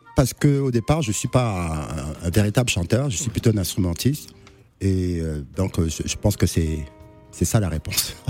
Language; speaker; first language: French; non-native, local second language; Duala